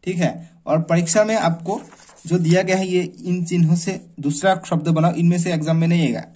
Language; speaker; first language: Hindi; non-native, local second language; Assamese